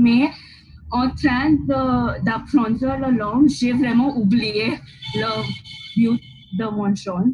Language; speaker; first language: French; non-native, learner; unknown